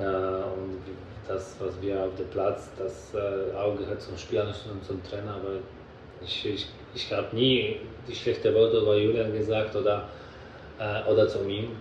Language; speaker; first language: German; non-native, fluent; Polish